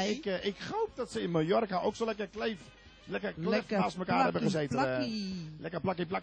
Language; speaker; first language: Dutch; native; Dutch